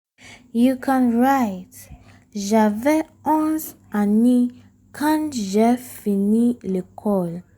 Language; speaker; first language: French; non-native, fluent; English